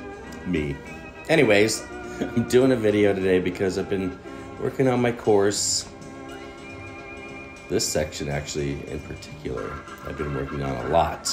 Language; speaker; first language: English; native; English